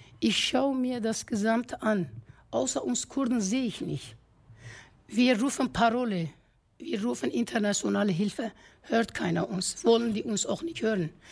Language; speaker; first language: German; non-native, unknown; Kurdish